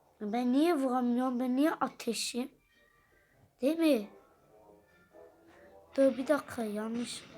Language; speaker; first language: Turkish; early bilingual, heritage; Dutch